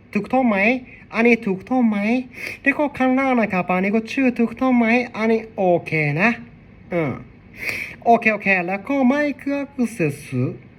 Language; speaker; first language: Thai; non-native, learner; Japanese